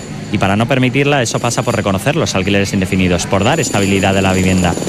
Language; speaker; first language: Spanish; native; Spanish